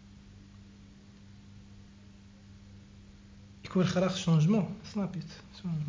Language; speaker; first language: Dutch; non-native, learner; Arabic